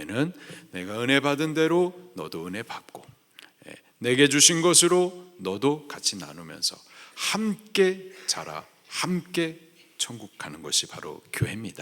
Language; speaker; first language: Korean; native; Korean